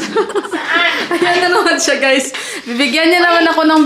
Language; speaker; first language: Filipino; native; Filipino